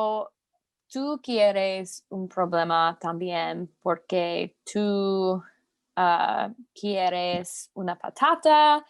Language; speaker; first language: Spanish; non-native, learner; English